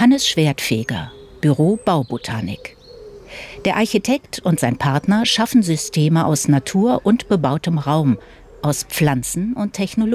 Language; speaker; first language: German; native; German